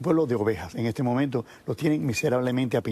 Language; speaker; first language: Spanish; native; Spanish